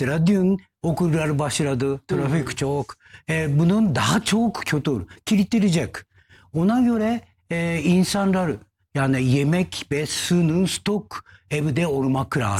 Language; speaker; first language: Turkish; non-native, learner; Japanese